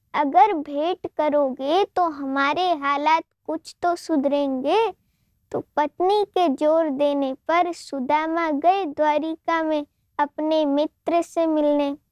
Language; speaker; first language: Hindi; non-native, local second language; Gujarati